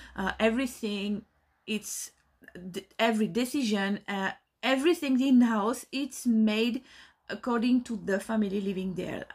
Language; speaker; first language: English; non-native, learner; French